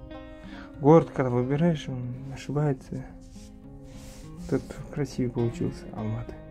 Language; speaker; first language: Russian; non-native, local second language; Kazakh